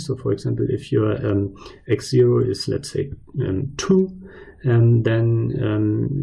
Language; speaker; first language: English; non-native, fluent; German